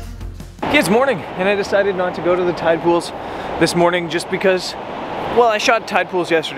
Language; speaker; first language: English; native; English